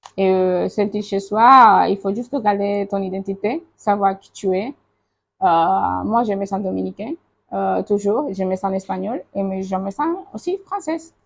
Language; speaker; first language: French; non-native, fluent; Spanish